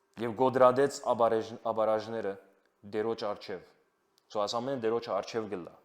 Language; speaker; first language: Armenian; early bilingual, heritage; Armenian